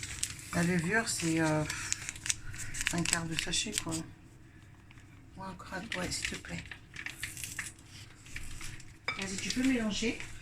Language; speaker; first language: French; native; French